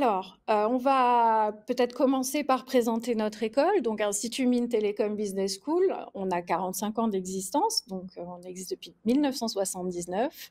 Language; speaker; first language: French; native; French